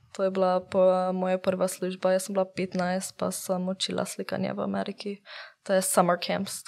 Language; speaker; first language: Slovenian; early bilingual, heritage; English